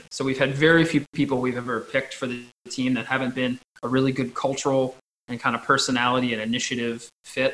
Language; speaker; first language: English; native; English